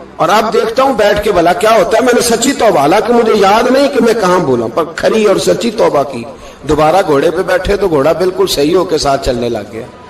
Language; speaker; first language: Urdu; non-native, local second language; Punjabi